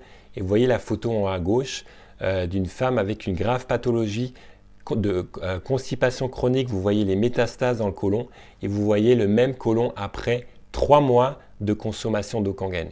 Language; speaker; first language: French; native; French